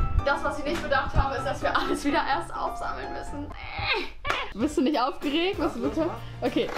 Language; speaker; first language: German; native; German